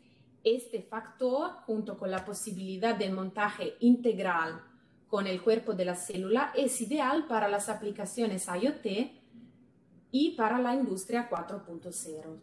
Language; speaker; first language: Spanish; non-native, fluent; Italian